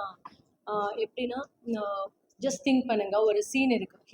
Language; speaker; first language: Tamil; non-native, fluent; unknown